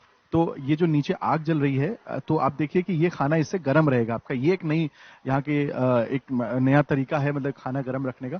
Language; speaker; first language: Hindi; native; Hindi